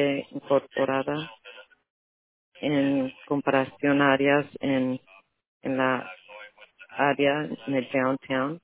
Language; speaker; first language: Spanish; early bilingual, heritage; Spanish